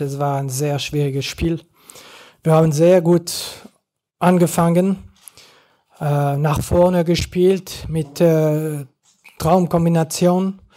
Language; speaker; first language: German; non-native, fluent; French